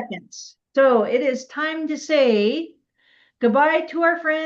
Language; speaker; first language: English; native; English